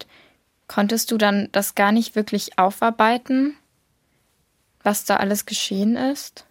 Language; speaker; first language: German; native; German